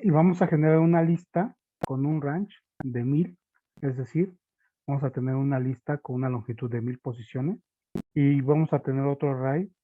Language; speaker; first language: Spanish; native; Spanish